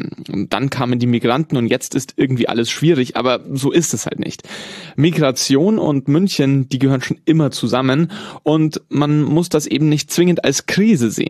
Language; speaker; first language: German; native; German